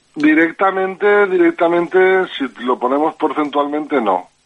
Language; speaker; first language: Spanish; native; Spanish